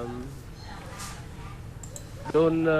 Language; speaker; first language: English; non-native, learner; Vietnamese